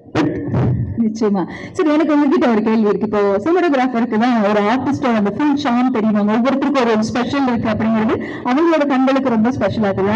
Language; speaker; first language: Tamil; native; Tamil